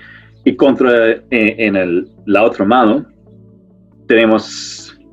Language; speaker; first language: Spanish; non-native, fluent; English